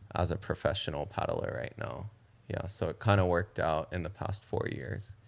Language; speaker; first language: English; early bilingual, other home language; Japanese